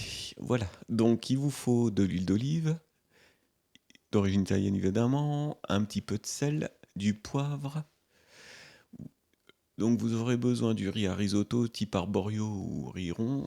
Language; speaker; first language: French; native; French